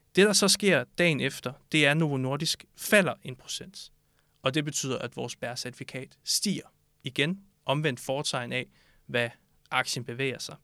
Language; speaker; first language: Danish; native; Danish